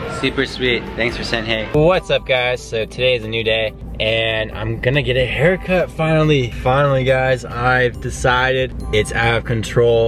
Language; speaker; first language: English; native; English